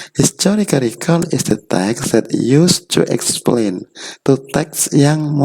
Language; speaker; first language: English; non-native, learner; Indonesian